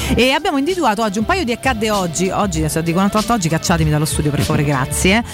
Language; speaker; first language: Italian; native; Italian